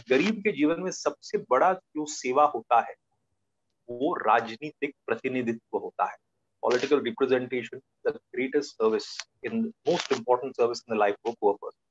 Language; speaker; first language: Hindi; non-native, local second language; Marathi